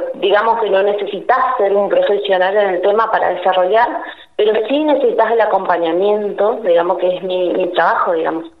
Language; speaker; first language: Spanish; native; Spanish